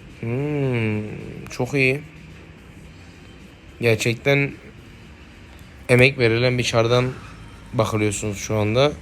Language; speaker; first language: Turkish; native; Turkish